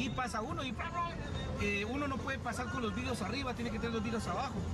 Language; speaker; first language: Spanish; native; Spanish